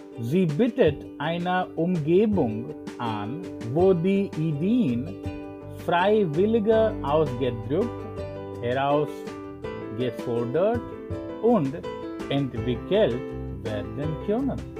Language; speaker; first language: German; non-native, learner; English